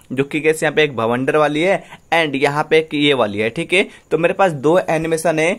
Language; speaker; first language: Hindi; native; Hindi